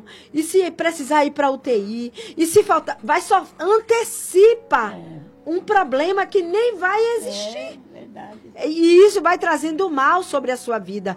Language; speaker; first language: Portuguese; native; Portuguese